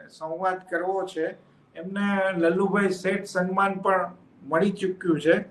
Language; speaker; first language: Gujarati; native; Gujarati